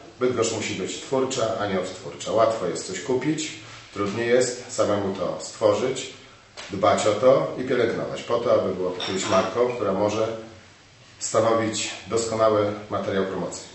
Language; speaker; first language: Polish; native; Polish